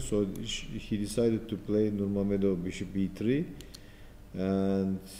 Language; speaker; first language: English; non-native, fluent; Turkish